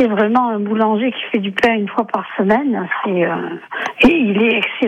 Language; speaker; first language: French; native; French